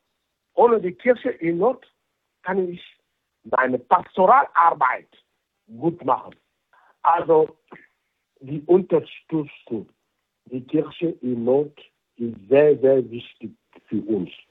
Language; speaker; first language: German; non-native, fluent; French